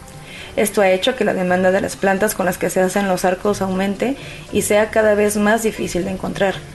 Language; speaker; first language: Spanish; native; Spanish